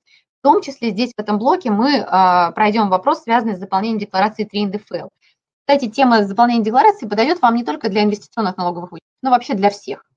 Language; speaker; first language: Russian; native; Russian